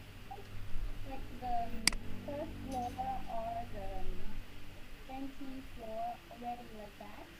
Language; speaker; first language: English; non-native, learner; Vietnamese